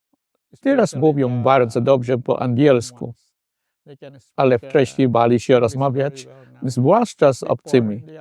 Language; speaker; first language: Polish; non-native, fluent; Filipino